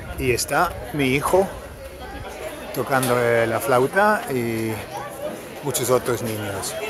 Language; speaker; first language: Spanish; native; Spanish